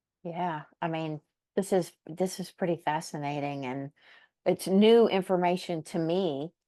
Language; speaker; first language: English; native; English